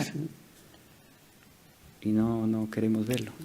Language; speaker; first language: Spanish; non-native, fluent; French